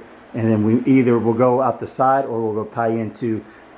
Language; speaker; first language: English; native; English